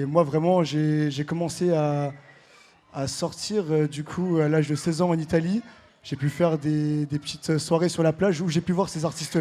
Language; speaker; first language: French; native; French